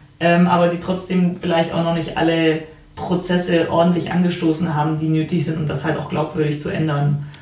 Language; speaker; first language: German; early bilingual, other home language; Polish